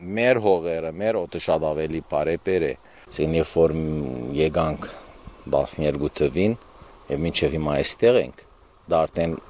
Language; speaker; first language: Armenian; early bilingual, heritage; Armenian